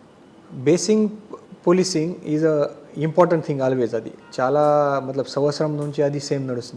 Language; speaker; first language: Telugu; non-native, learner; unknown